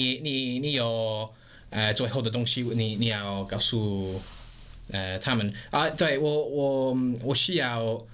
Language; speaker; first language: Chinese; non-native, learner; English